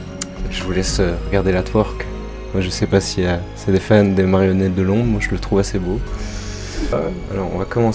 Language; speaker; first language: French; native; French